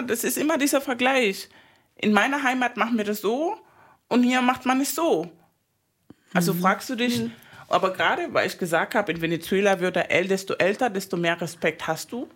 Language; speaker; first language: German; non-native, fluent; Spanish